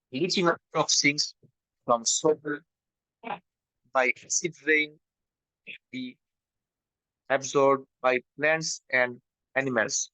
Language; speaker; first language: English; non-native, local second language; Bangla